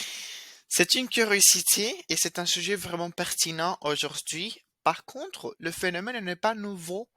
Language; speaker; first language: French; non-native, fluent; Spanish